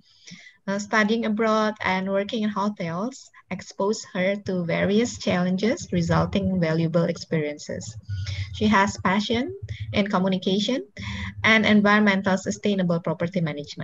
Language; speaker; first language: English; non-native, local second language; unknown